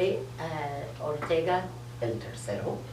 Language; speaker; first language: Spanish; early bilingual, heritage; Spanish